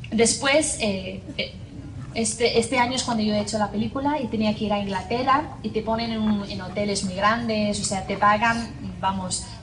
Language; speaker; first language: Spanish; non-native, fluent; English